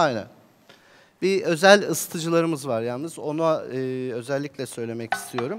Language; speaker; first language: Turkish; native; Turkish